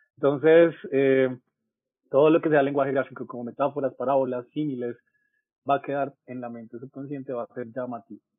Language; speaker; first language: Spanish; native; Spanish